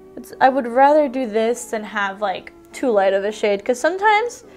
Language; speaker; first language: English; native; English